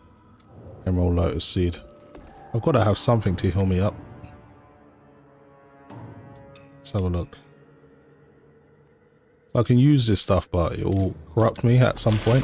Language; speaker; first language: English; native; English